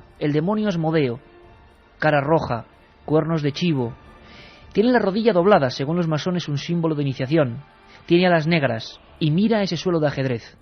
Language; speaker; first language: Spanish; native; Spanish